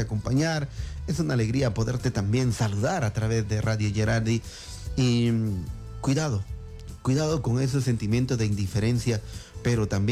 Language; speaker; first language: Spanish; native; Spanish